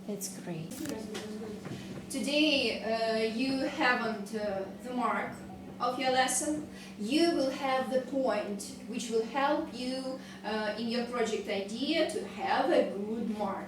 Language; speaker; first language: English; non-native, fluent; Russian